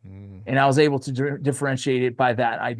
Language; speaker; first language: English; native; English